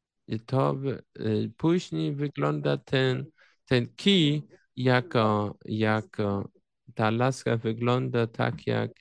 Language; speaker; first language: Polish; early bilingual, heritage; Polish